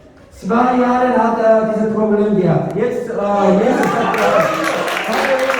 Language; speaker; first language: German; non-native, fluent; Korean